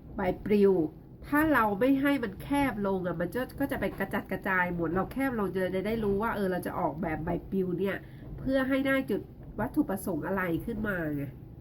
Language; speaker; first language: Thai; native; Thai